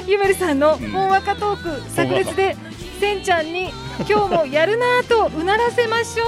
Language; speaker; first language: Japanese; native; Japanese